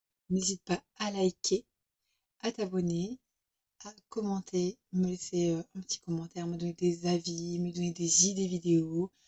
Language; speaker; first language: French; native; French